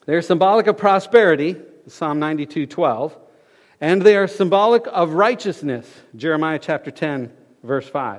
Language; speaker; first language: English; native; English